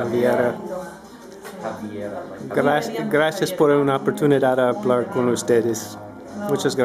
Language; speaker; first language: Spanish; non-native, learner; English